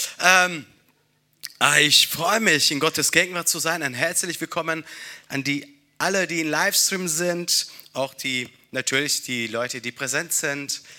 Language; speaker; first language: German; non-native, fluent; Italian